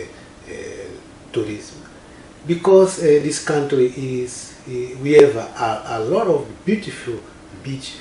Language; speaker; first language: English; non-native, learner; Portuguese